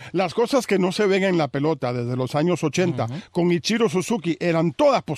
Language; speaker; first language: Spanish; native; Spanish